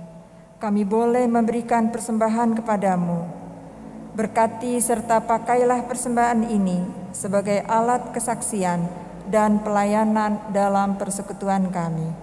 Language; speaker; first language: Indonesian; native; Indonesian